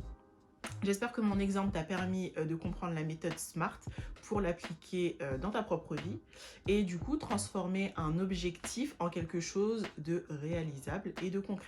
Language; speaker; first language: French; native; French